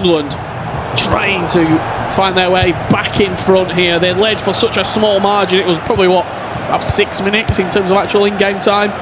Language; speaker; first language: English; native; English